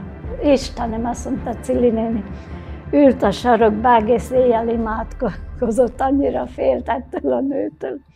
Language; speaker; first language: Hungarian; native; Hungarian